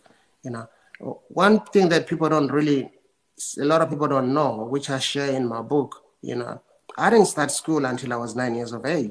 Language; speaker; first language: English; non-native, local second language; Venda